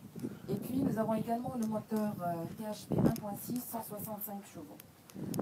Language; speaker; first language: French; non-native, local second language; Arabic